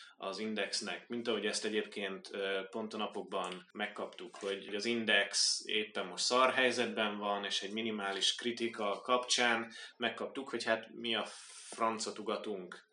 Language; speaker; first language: Hungarian; native; Hungarian